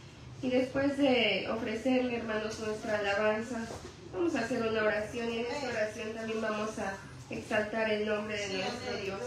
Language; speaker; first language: Spanish; native; Spanish